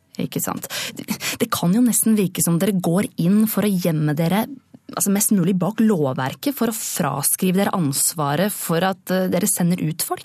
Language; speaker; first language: Norwegian; native; Norwegian